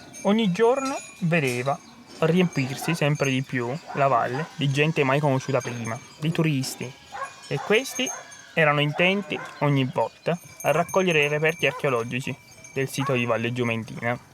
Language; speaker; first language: Italian; native; Italian